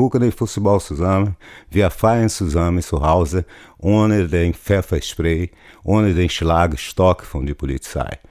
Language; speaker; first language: German; non-native, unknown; Portuguese